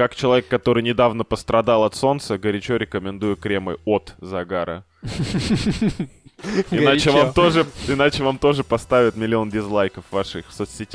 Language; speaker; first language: Russian; native; Russian